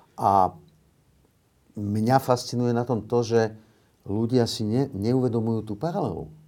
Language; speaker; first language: Slovak; native; Slovak